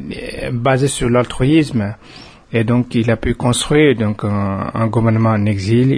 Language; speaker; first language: French; non-native, fluent; Tibetan